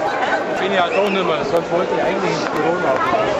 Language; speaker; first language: German; native; German